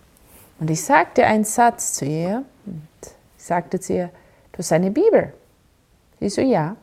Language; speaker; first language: German; non-native, fluent; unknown